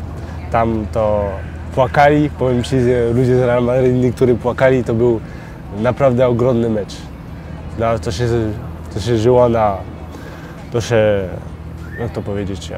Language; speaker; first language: Polish; early bilingual, heritage; French